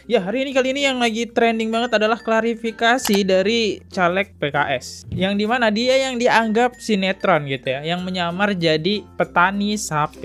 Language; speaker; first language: Indonesian; native; Indonesian